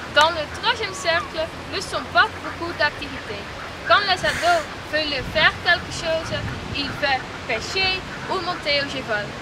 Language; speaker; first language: French; non-native, learner; Dutch